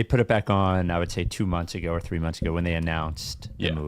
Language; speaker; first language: English; native; English